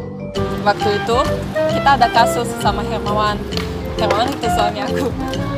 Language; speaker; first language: Indonesian; non-native, fluent; Russian